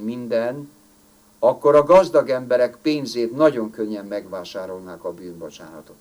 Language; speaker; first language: Hungarian; native; Hungarian